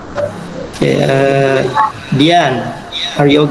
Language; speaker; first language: English; non-native, fluent; Indonesian